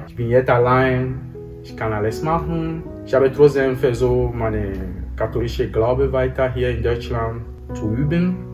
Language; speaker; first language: German; non-native, fluent; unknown